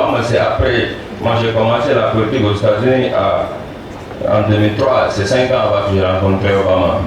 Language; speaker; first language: French; non-native, local second language; Wolof